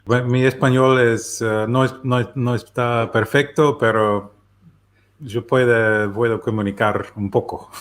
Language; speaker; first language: Spanish; non-native, learner; German